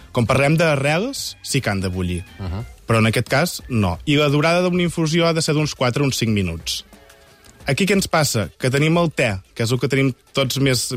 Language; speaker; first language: Catalan; native; Catalan